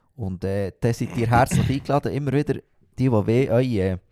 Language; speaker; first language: Swiss German; native; Swiss German